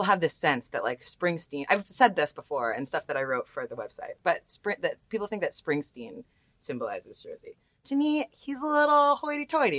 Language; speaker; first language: English; native; English